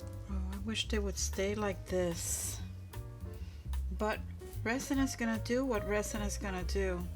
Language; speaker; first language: English; native; English